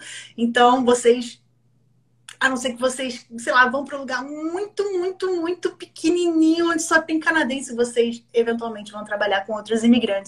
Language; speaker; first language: Portuguese; native; Portuguese